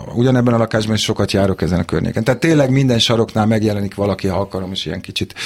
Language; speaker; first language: Hungarian; native; Hungarian